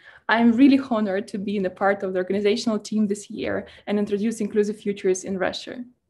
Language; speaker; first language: English; non-native, fluent; Russian